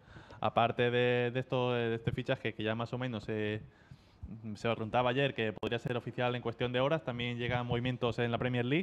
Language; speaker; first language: Spanish; native; Spanish